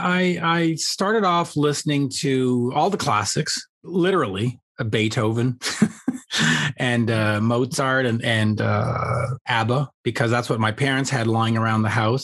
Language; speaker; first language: English; native; English